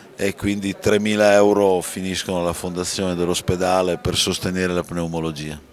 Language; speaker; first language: Italian; native; Italian